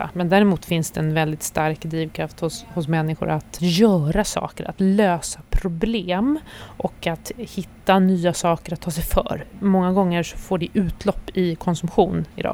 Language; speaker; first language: Swedish; native; Swedish